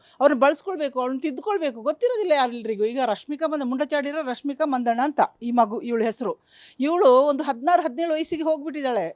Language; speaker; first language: Kannada; non-native, local second language; Kodava